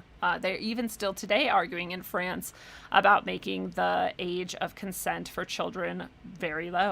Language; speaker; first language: English; native; English